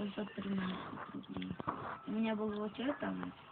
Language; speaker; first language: Russian; non-native, learner; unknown